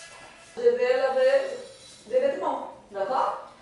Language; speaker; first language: French; non-native, learner; Portuguese